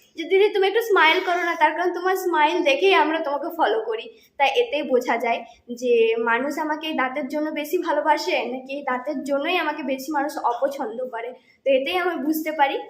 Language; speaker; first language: Bangla; non-native, local second language; Santali